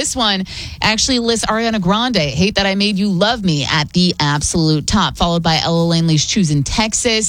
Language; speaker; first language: English; native; English